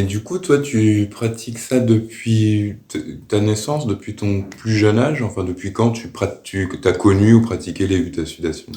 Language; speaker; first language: French; native; French